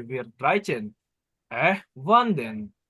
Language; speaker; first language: German; non-native, learner; Indonesian